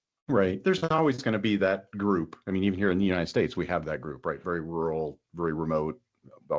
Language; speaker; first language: English; native; English